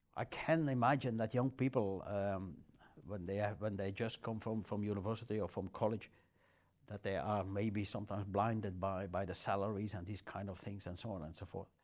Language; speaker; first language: English; non-native, fluent; Dutch